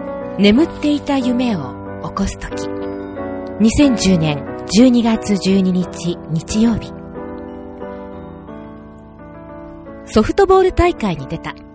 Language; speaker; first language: Japanese; native; Japanese